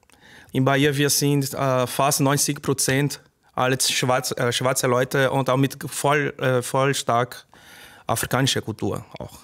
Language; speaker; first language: German; non-native, learner; Portuguese